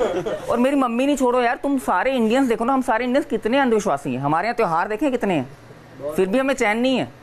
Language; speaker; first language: Hindi; native; Hindi